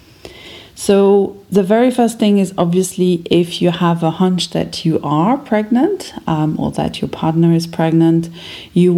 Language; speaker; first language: English; non-native, fluent; French